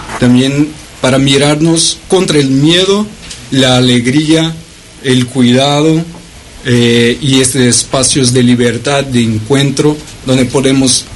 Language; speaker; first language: Spanish; non-native, fluent; Portuguese